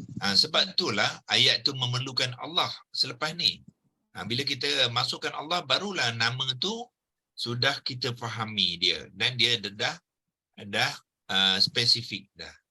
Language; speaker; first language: Malay; native; Malay